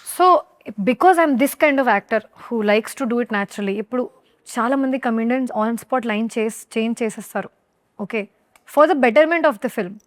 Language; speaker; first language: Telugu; non-native, learner; Hindi